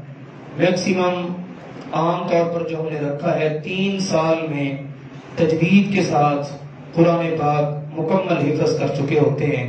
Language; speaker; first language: Urdu; native; Urdu